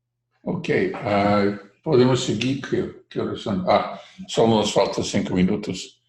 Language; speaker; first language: Spanish; non-native, fluent; English